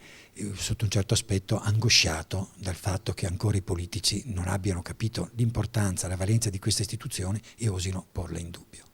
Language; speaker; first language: Italian; native; Italian